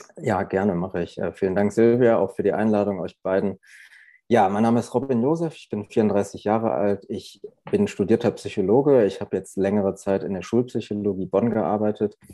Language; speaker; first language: German; early bilingual, other home language; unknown